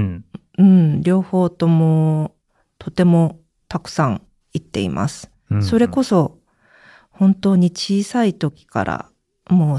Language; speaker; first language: Japanese; early bilingual, other home language; Korean